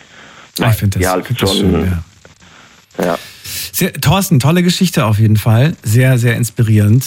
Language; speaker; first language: German; native; German